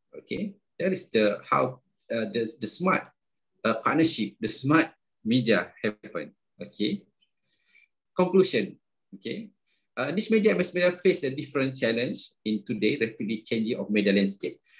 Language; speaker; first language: English; non-native, local second language; Malay